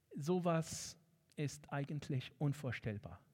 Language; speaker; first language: German; non-native, fluent; Arabic